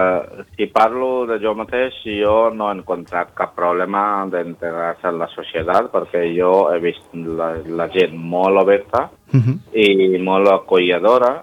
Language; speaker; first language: Catalan; non-native, learner; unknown